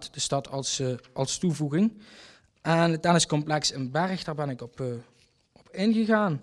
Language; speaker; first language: Dutch; native; Dutch